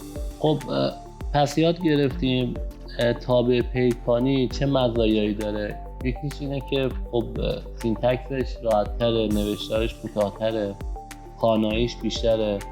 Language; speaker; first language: Persian; native; Persian